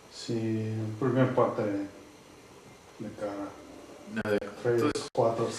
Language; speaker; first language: Spanish; non-native, learner; English